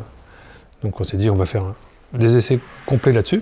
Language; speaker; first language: French; native; French